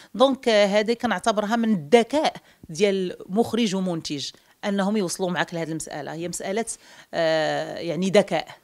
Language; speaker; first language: Arabic; native; Arabic